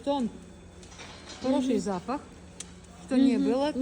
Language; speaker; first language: Russian; non-native, local second language; Latvian